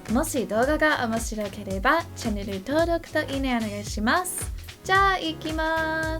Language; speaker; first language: Japanese; non-native, learner; English